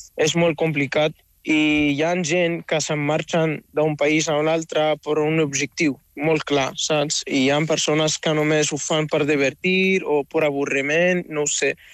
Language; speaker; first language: Catalan; non-native, fluent; Arabic